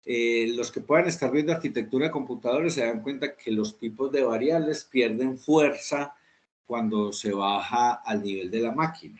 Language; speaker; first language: Spanish; native; Spanish